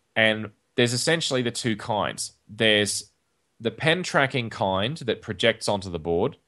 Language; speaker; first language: English; native; English